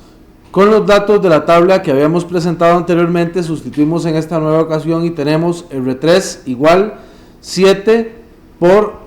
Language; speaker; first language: Spanish; native; Spanish